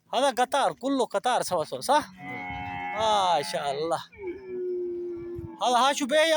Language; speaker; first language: Arabic; non-native, learner; Saraiki